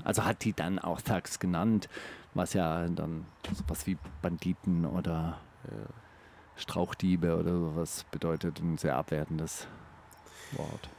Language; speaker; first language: German; native; German